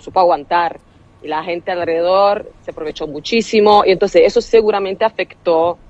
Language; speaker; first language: Spanish; non-native, fluent; Italian